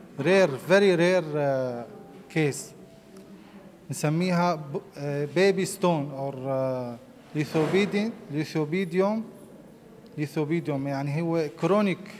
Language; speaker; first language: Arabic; non-native, local second language; Somali